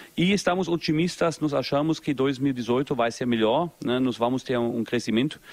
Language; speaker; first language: Portuguese; non-native, fluent; German